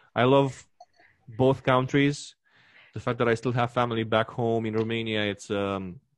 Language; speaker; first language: English; non-native, fluent; Romanian